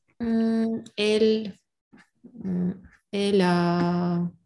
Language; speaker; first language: French; non-native, learner; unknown